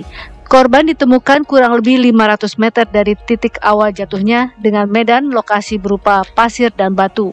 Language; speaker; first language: Indonesian; native; Indonesian